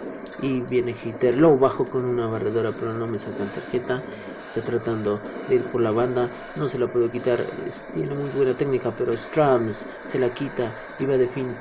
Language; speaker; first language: Spanish; native; Spanish